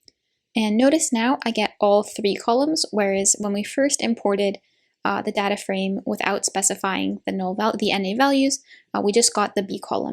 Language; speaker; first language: English; native; English